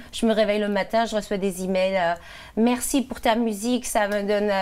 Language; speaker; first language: French; non-native, fluent; German